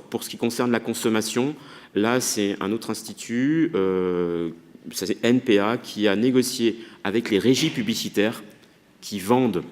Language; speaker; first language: French; native; French